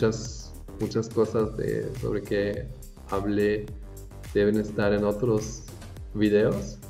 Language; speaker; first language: Spanish; non-native, fluent; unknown